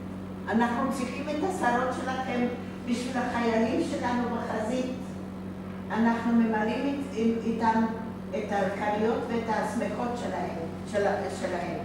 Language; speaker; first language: Hebrew; non-native, fluent; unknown